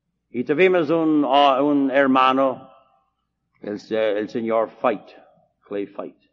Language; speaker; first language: Spanish; non-native, fluent; English